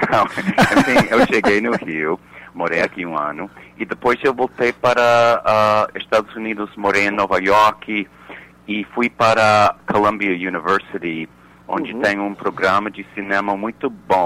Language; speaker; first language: Portuguese; non-native, fluent; English